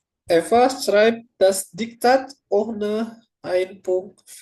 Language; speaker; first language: German; non-native, learner; Indonesian